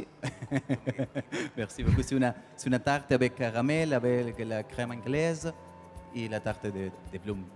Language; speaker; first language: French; non-native, learner; Spanish